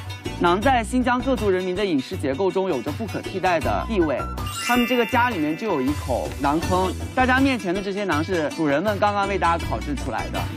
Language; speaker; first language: Chinese; native; Chinese